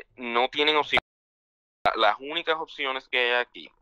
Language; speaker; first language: Spanish; native; Spanish